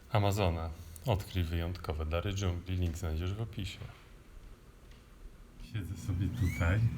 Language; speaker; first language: Polish; native; Polish